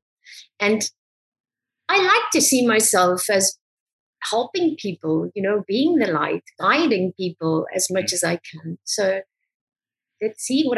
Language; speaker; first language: English; native; English